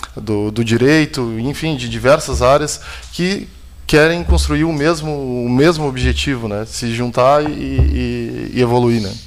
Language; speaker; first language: Portuguese; native; Portuguese